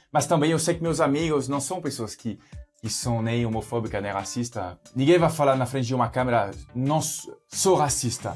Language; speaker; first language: Portuguese; non-native, fluent; French